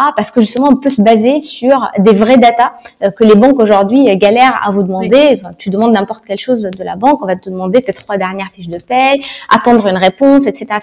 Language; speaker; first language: French; non-native, local second language; Arabic